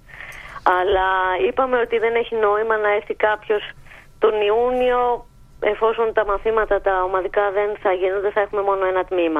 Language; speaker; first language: Greek; native; Greek